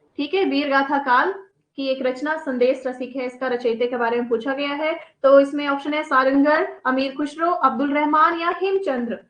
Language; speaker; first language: Hindi; native; Hindi